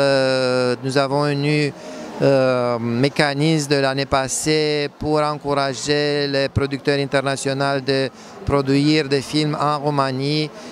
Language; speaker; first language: French; non-native, fluent; Romanian